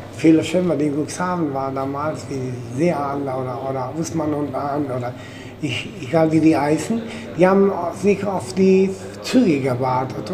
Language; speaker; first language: German; early bilingual, other home language; Portuguese